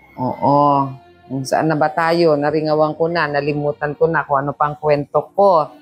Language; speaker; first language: Filipino; non-native, local second language; Pampanga